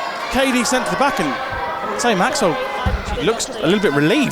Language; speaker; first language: English; native; English